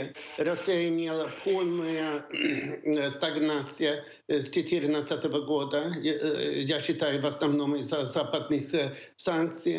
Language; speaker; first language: Russian; non-native, fluent; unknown